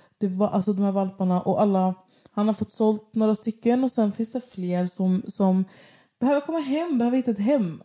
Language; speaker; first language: Swedish; native; Swedish